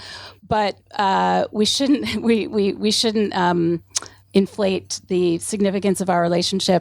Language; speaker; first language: English; native; English